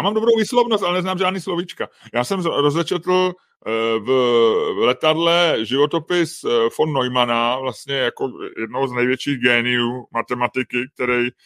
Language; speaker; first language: Czech; native; Czech